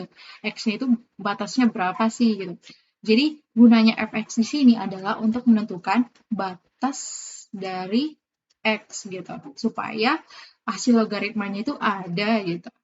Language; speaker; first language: Indonesian; native; Indonesian